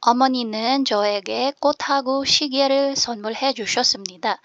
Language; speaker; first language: Korean; non-native, fluent; Filipino